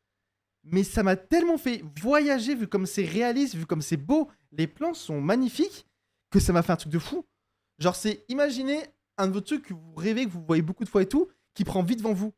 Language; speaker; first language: French; native; French